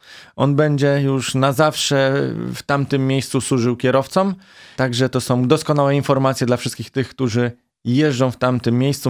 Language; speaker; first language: Polish; native; Polish